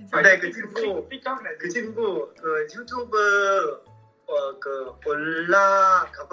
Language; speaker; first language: Korean; non-native, learner; Vietnamese